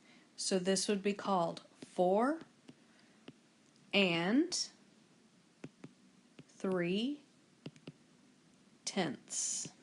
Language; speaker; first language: English; native; English